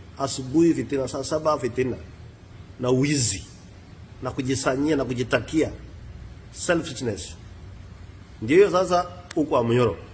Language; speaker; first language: Swahili; non-native, local second language; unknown